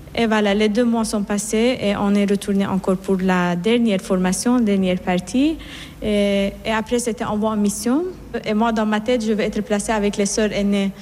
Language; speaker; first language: French; non-native, fluent; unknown